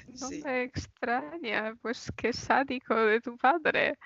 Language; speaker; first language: Spanish; non-native, learner; Polish